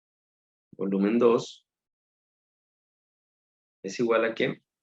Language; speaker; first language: Spanish; native; Spanish